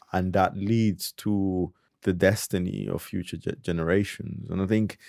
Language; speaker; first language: English; early bilingual, other home language; Spanish